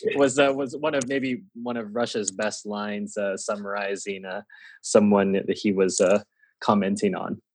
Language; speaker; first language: English; native; English